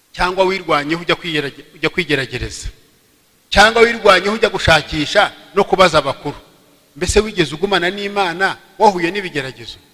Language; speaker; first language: Kinyarwanda; early bilingual, heritage; Kinyarwanda